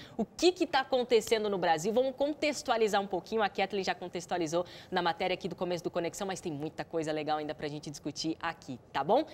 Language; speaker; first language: Portuguese; native; Portuguese